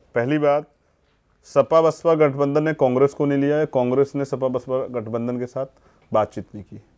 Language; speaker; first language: Hindi; native; Hindi